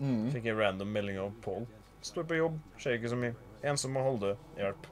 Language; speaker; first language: Norwegian; native; Norwegian